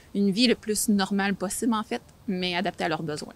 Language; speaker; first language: French; native; French